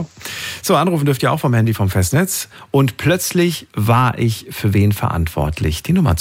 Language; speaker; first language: German; native; German